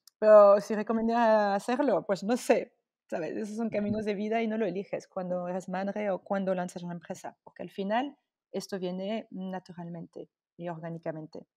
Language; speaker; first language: Spanish; non-native, fluent; French